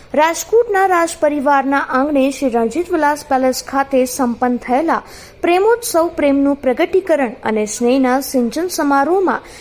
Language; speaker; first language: Gujarati; native; Gujarati